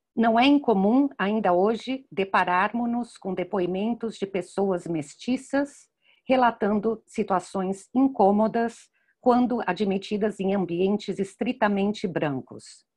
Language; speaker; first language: Portuguese; native; Portuguese